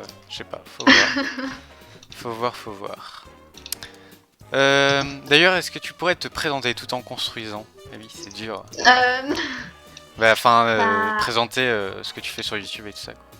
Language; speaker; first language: French; native; French